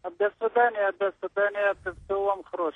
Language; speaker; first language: Russian; non-native, learner; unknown